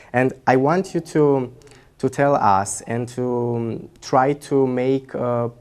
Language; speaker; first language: English; non-native, fluent; Romanian